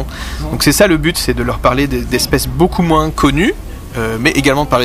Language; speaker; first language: French; native; French